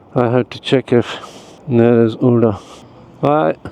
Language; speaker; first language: English; non-native, learner; Persian